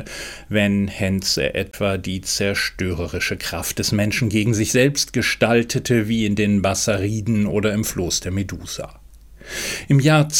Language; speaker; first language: German; native; German